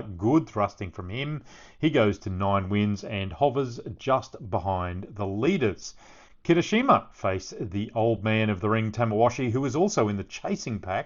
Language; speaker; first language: English; native; English